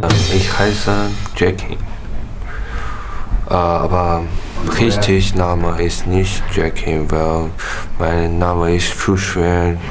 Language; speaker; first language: German; non-native, learner; Chinese